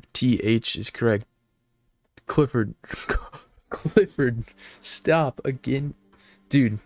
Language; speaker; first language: English; native; English